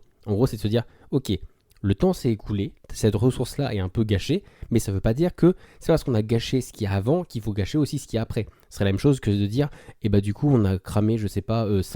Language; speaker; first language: French; native; French